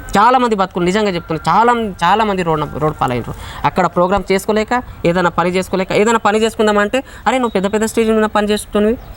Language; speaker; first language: Telugu; non-native, local second language; Lambadi